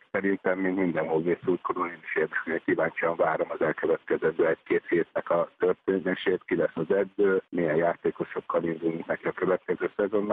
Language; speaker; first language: Hungarian; native; Hungarian